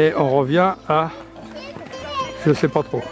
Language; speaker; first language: French; native; French